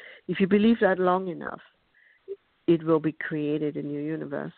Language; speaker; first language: English; non-native, fluent; German